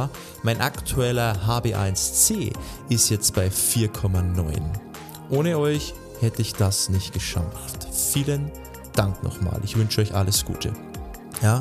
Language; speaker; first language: German; native; German